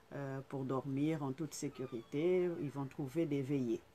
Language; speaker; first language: French; non-native, fluent; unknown